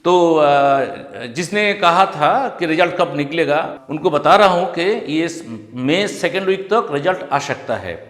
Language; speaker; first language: Hindi; non-native, local second language; Bangla